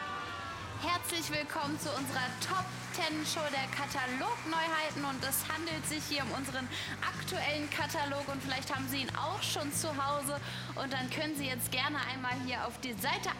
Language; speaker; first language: German; native; German